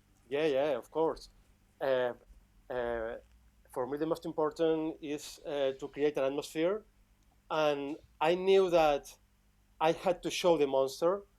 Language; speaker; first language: English; non-native, fluent; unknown